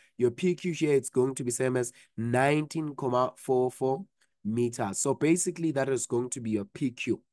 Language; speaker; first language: English; non-native, local second language; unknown